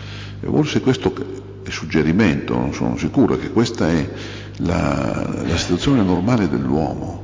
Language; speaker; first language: Italian; native; Italian